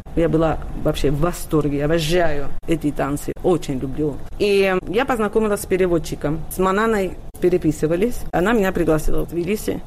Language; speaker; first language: Russian; non-native, fluent; Catalan